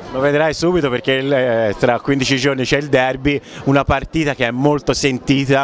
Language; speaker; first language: Italian; native; Italian